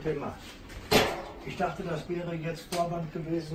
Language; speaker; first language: German; native; German